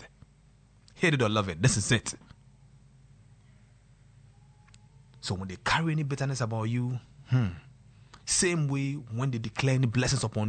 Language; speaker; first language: English; non-native, local second language; Akan